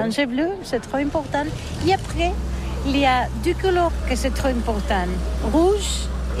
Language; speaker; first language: French; non-native, learner; Catalan